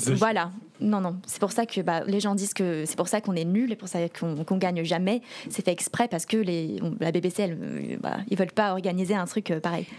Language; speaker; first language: French; early bilingual, heritage; English